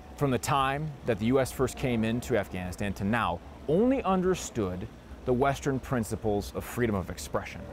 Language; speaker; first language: English; native; English